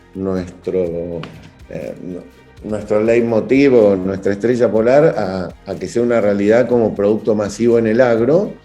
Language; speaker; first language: Spanish; native; Spanish